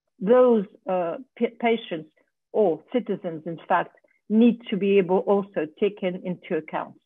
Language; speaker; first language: English; non-native, fluent; French